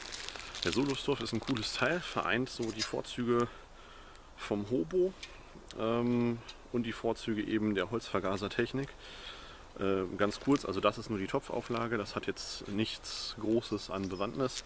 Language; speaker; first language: German; native; German